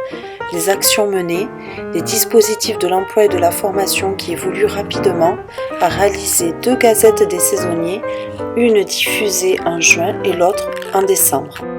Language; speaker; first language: French; native; French